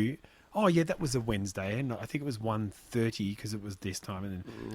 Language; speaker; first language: English; native; English